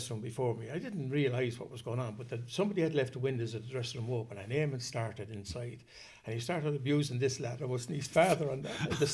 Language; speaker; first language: English; native; English